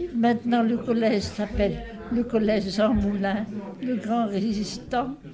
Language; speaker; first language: French; native; French